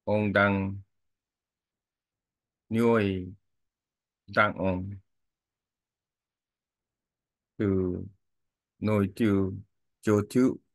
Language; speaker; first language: Vietnamese; non-native, learner; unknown